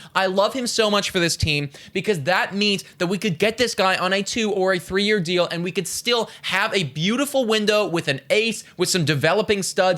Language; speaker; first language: English; native; English